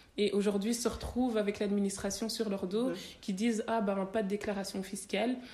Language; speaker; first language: French; native; French